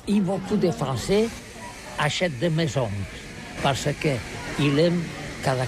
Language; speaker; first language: French; non-native, learner; Catalan